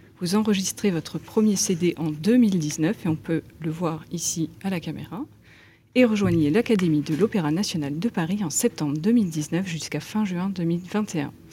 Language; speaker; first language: French; native; French